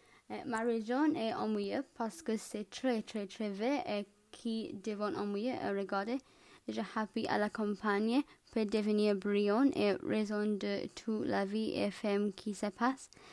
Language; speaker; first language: French; non-native, learner; English